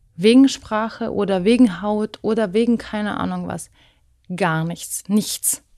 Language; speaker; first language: German; non-native, fluent; Ukrainian